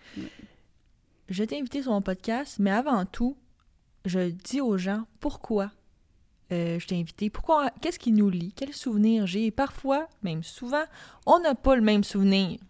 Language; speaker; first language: French; native; French